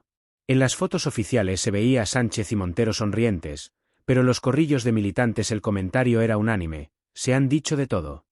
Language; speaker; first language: Spanish; native; Spanish